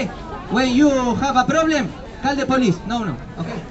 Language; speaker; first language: English; non-native, learner; Spanish